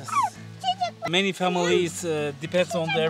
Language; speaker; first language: English; non-native, learner; Turkish